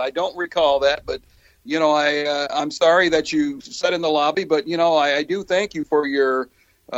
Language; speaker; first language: English; native; English